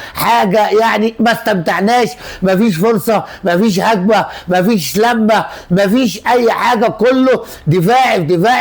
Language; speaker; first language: Arabic; native; Arabic